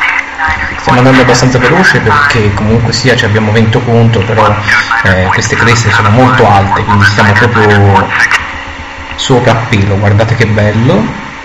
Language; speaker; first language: Italian; native; Italian